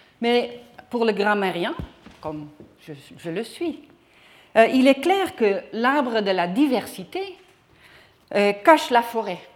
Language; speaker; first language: French; non-native, fluent; Dutch